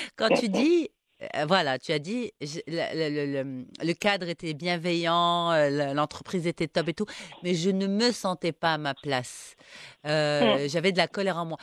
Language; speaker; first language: French; non-native, local second language; Arabic